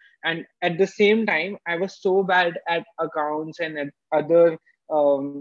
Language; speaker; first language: English; non-native, local second language; Hindi